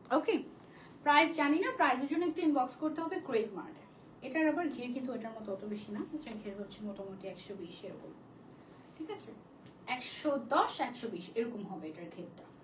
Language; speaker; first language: Bangla; native; Bangla